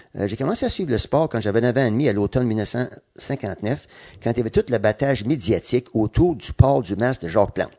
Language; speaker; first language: French; non-native, local second language; English